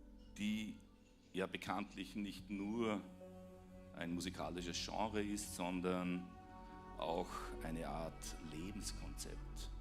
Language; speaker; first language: German; native; German